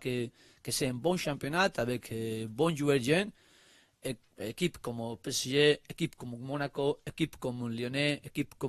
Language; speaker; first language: French; non-native, learner; Spanish